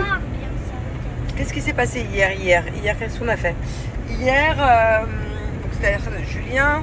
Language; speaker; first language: French; native; French